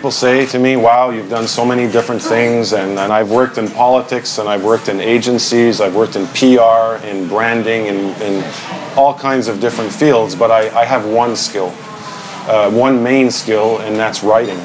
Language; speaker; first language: English; native; English